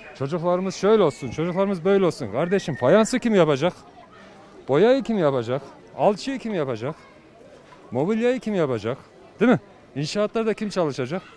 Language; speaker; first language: Turkish; native; Turkish